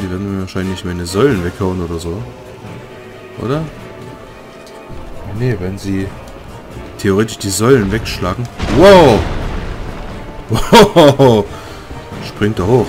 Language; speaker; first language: German; native; German